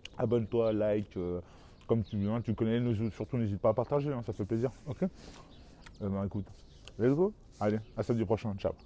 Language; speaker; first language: French; native; French